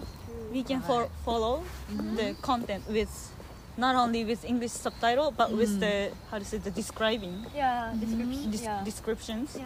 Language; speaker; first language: English; non-native, learner; Japanese